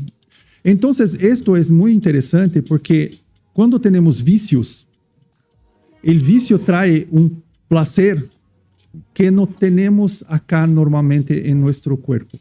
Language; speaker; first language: Spanish; non-native, fluent; Portuguese